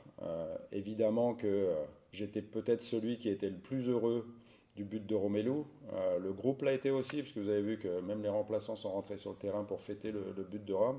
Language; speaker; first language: French; native; French